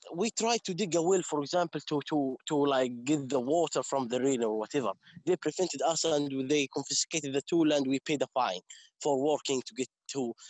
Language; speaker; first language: English; non-native, fluent; Arabic